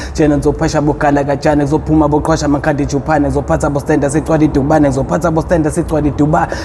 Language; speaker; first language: Zulu; native; Zulu